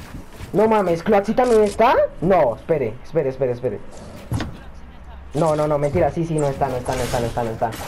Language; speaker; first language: Spanish; native; Spanish